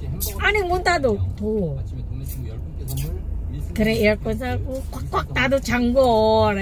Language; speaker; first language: Korean; non-native, learner; Filipino